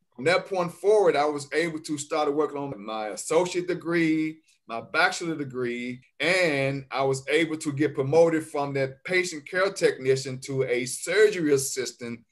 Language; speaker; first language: English; native; English